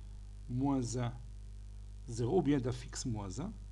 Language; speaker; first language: French; non-native, local second language; Arabic